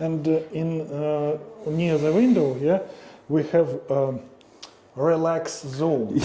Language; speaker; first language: English; non-native, learner; Russian